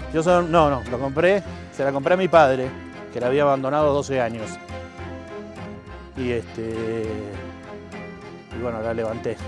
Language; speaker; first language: Spanish; native; Spanish